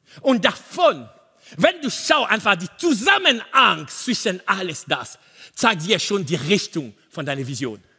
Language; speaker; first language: German; non-native, learner; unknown